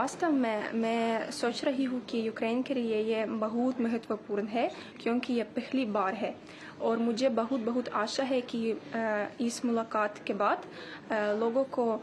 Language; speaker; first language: Hindi; non-native, learner; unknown